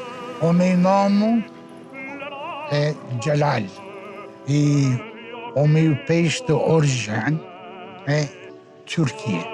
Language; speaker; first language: Portuguese; non-native, fluent; Turkish